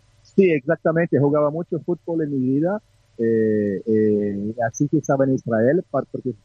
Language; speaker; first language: Spanish; non-native, learner; Portuguese